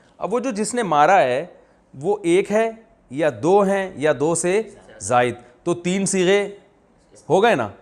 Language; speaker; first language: Urdu; native; Urdu